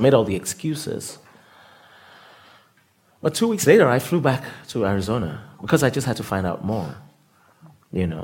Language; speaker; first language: English; non-native, local second language; Yoruba